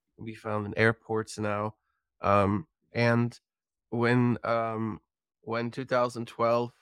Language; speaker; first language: English; non-native, fluent; Dutch